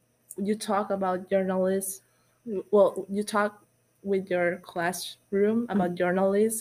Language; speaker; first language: English; non-native, learner; Spanish